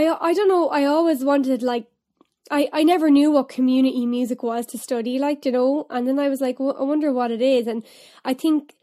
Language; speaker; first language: English; native; English